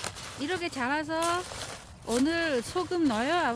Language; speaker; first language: Korean; non-native, learner; Vietnamese